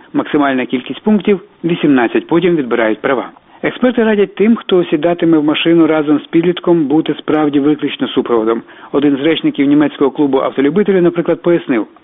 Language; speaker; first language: Ukrainian; native; Ukrainian